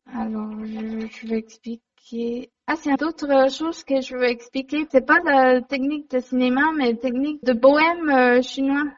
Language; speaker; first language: French; non-native, learner; Chinese